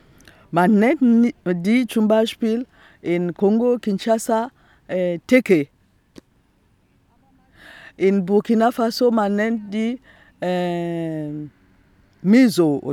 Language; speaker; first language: German; non-native, fluent; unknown